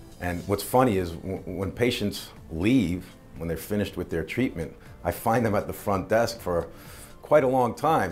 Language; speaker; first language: English; native; English